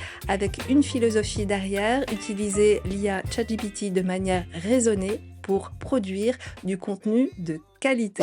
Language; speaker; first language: French; native; French